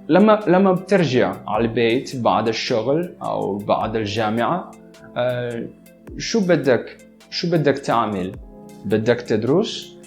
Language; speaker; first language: Arabic; non-native, fluent; Portuguese